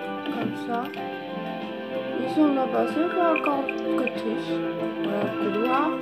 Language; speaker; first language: French; native; French